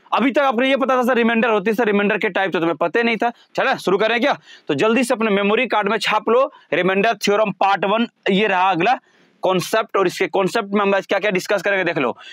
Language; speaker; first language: Hindi; native; Hindi